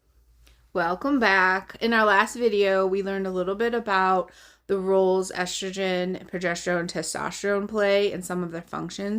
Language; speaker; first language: English; native; English